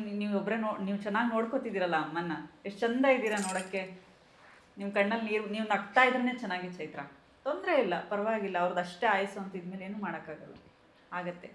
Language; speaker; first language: Kannada; native; Kannada